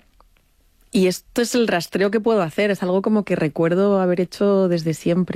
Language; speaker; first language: Spanish; native; Spanish